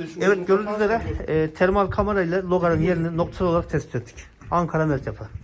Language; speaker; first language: Turkish; native; Turkish